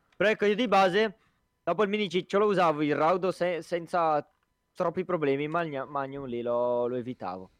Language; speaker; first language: Italian; native; Italian